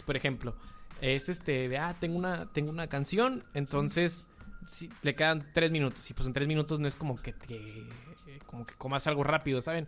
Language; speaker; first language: Spanish; native; Spanish